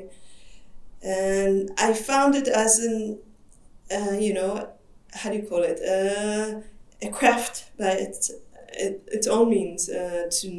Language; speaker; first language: English; non-native, fluent; Hebrew